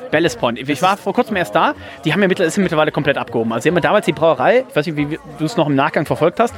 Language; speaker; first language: German; native; German